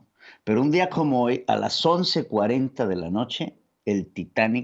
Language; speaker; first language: Spanish; native; Spanish